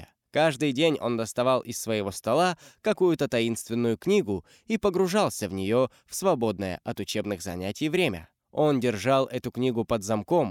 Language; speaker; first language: Russian; native; Russian